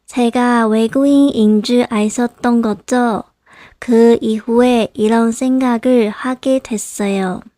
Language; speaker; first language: Korean; non-native, local second language; Chinese